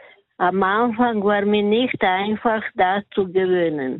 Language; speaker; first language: German; non-native, fluent; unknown